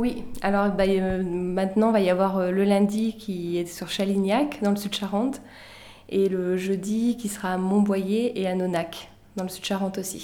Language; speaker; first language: French; native; French